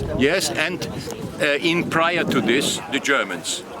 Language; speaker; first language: English; non-native, fluent; Hungarian